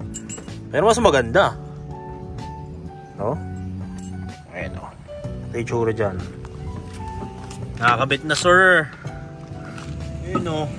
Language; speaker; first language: Filipino; native; Filipino